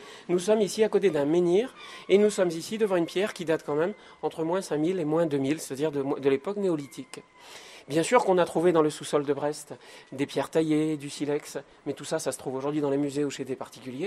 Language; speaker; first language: French; native; French